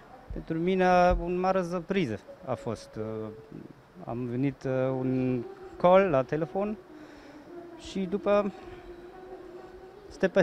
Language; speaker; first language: Romanian; non-native, learner; German